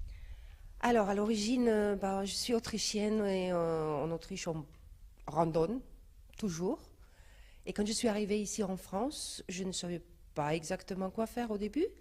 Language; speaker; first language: French; non-native, fluent; German